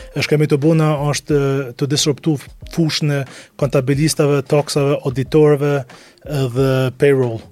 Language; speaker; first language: Albanian; early bilingual, heritage; Albanian